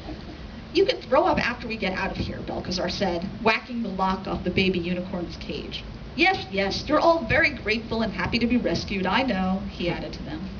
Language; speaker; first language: English; native; English